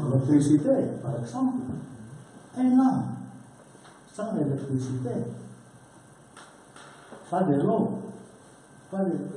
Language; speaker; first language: French; non-native, learner; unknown